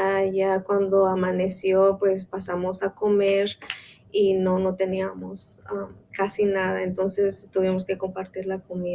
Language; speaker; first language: Spanish; non-native, local second language; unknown